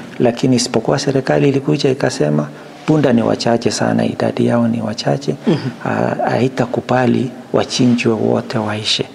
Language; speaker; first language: Swahili; non-native, local second language; Gusii